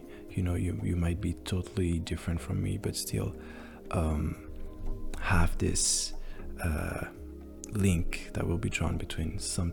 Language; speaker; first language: English; non-native, fluent; French